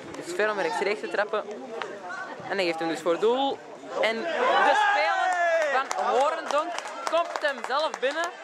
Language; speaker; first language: Dutch; native; Dutch